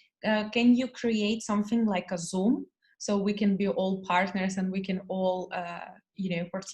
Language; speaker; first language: English; non-native, learner; Russian